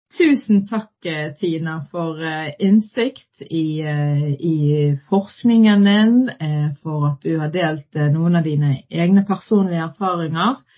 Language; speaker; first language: Norwegian; early bilingual, other home language; Arabic